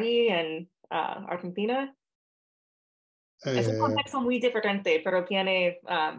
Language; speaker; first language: Spanish; non-native, fluent; English